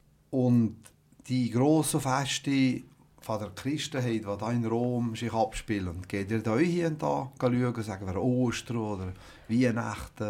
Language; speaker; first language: German; native; German